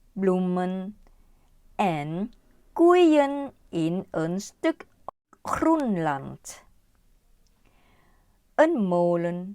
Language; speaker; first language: Dutch; non-native, learner; Thai